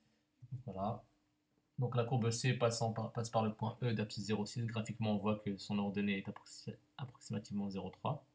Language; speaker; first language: French; native; French